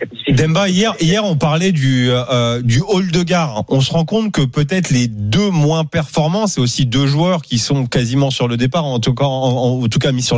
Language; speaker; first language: French; native; French